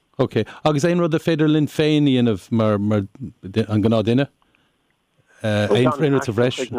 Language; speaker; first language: Irish; non-native, local second language; English